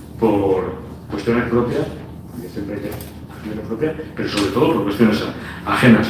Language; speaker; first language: Spanish; native; Spanish